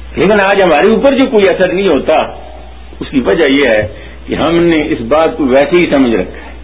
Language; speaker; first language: Urdu; non-native, local second language; Punjabi